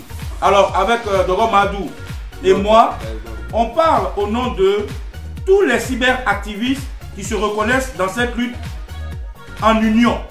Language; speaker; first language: French; native; French